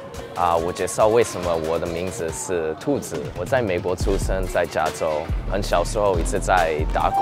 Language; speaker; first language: Chinese; early bilingual, heritage; English